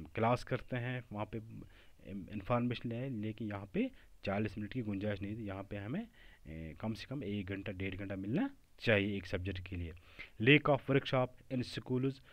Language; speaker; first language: Hindi; non-native, local second language; Kashmiri